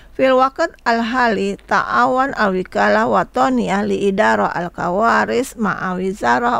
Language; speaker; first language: Arabic; non-native, fluent; Indonesian